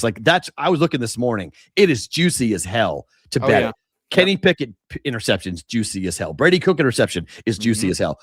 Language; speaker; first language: English; native; English